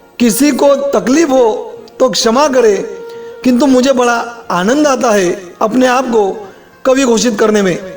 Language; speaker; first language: Hindi; non-native, local second language; Gujarati